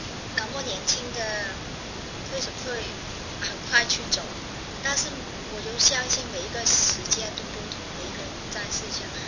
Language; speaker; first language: Chinese; non-native, fluent; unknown